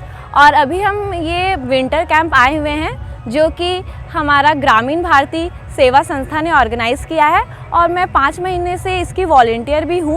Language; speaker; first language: Hindi; native; Hindi